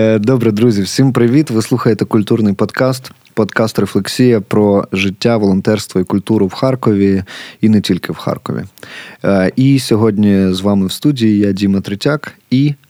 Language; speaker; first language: Ukrainian; native; Ukrainian